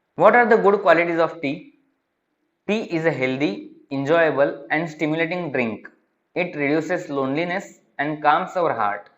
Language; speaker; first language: English; non-native, local second language; Marathi